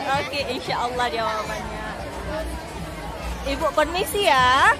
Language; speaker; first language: Indonesian; native; Indonesian